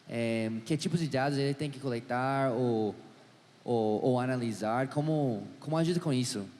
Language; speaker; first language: Portuguese; non-native, learner; English